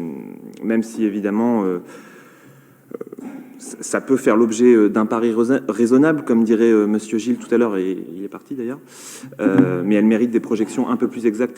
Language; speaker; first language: French; native; French